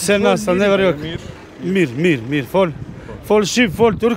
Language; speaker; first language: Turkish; non-native, learner; Gurani